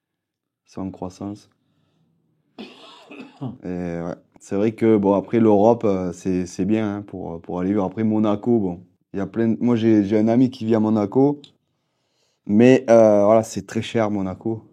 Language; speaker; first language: French; native; French